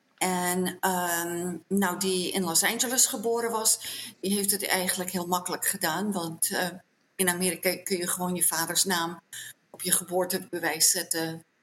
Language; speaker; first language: Dutch; native; Dutch